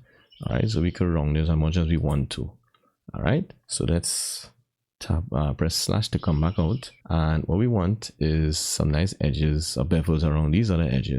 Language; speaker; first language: English; native; English